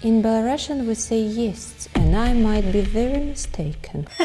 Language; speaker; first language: English; non-native, fluent; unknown